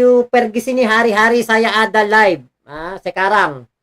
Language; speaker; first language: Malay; non-native, learner; Filipino